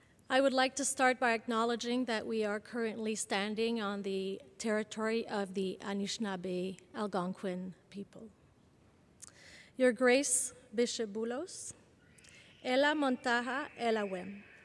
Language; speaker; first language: English; non-native, local second language; French